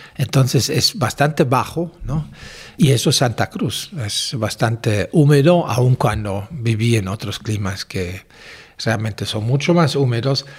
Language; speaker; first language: Spanish; non-native, fluent; German